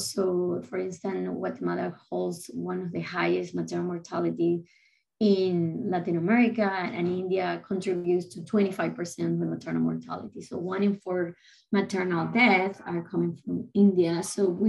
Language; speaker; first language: English; non-native, fluent; Spanish